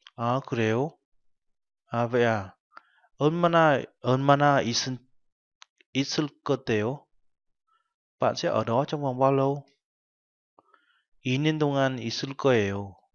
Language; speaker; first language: Korean; non-native, fluent; Vietnamese